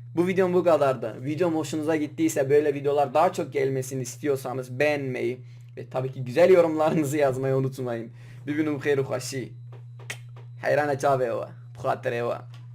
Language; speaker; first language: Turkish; non-native, local second language; Kurdish